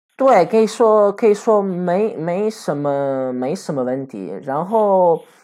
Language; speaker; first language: Chinese; non-native, fluent; Italian